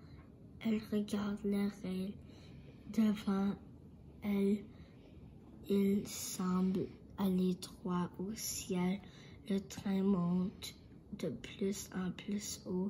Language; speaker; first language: French; non-native, learner; English